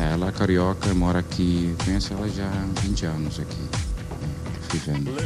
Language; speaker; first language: Portuguese; non-native, learner; Dutch